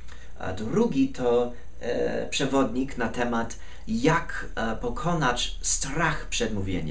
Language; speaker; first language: Polish; non-native, fluent; English